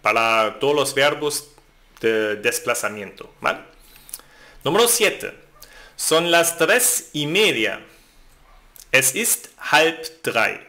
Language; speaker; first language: Spanish; non-native, fluent; German